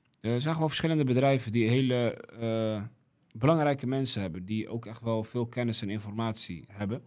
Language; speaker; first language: Dutch; early bilingual, other home language; Riffian